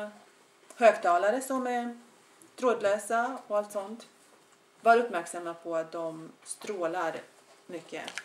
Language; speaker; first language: Swedish; non-native, fluent; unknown